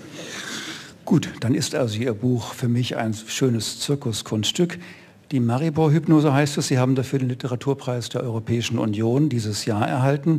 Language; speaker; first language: German; native; German